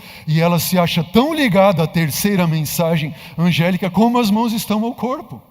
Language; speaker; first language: Portuguese; native; Portuguese